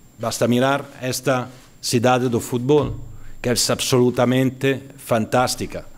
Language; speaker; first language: Spanish; non-native, fluent; Italian